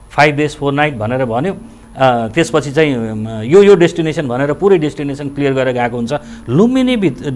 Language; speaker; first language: Nepali; native; Nepali